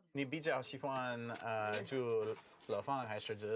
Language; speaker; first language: Chinese; non-native, learner; English